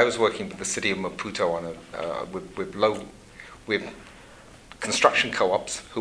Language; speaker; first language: English; native; English